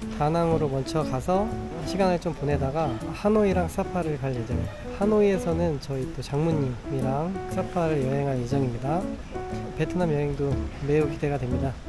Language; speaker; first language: Korean; native; Korean